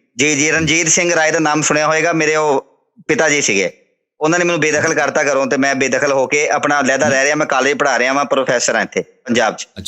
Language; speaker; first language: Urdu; non-native, local second language; Punjabi